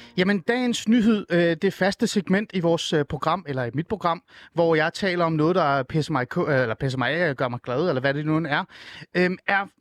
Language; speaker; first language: Danish; early bilingual, other home language; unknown